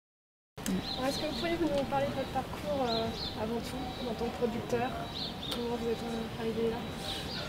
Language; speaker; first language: French; native; French